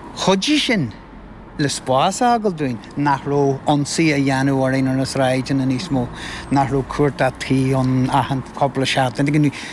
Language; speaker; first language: Irish; non-native, local second language; English